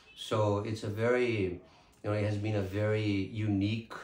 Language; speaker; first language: English; non-native, fluent; Portuguese